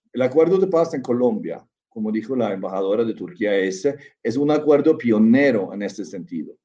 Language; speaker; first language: Spanish; non-native, fluent; Norwegian